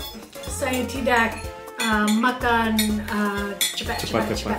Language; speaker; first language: Indonesian; non-native, learner; English